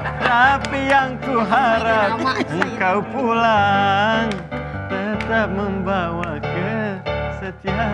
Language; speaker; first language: Indonesian; non-native, fluent; Persian